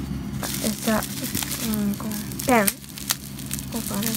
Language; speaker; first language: Portuguese; early bilingual, heritage; Portuguese